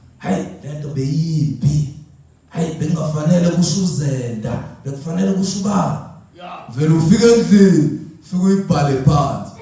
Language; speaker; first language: Zulu; non-native, local second language; Xhosa